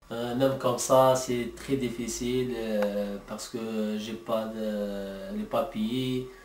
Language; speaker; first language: French; non-native, learner; Arabic